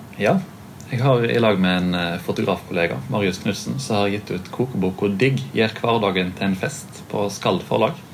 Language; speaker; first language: Norwegian; native; Norwegian